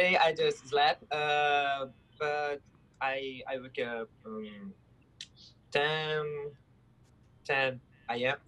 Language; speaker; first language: English; non-native, learner; Portuguese